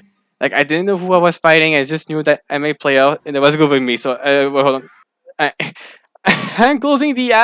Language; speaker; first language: English; non-native, fluent; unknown